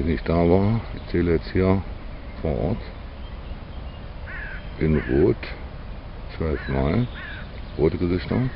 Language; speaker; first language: German; native; German